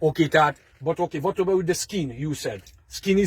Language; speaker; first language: English; non-native, fluent; Hungarian